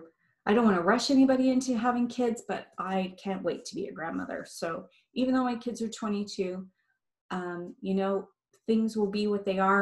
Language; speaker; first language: English; native; English